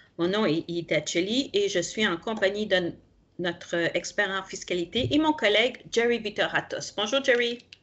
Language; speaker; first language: French; native; French